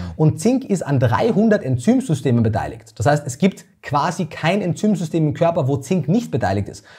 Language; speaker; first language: German; native; German